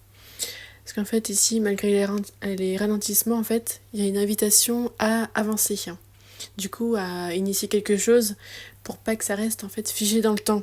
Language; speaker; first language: French; native; French